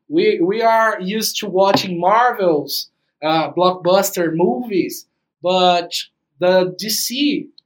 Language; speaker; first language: English; non-native, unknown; Portuguese